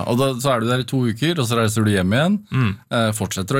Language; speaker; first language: Norwegian; native; Norwegian